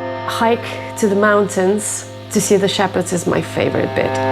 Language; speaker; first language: English; non-native, fluent; Ukrainian